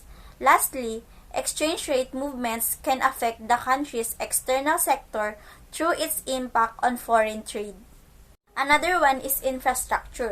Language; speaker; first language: English; non-native, local second language; Filipino